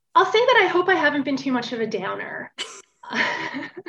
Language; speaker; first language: English; native; English